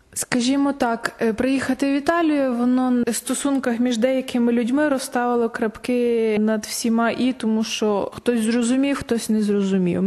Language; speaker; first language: Ukrainian; native; Ukrainian